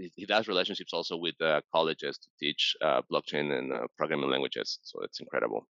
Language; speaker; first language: English; non-native, fluent; Spanish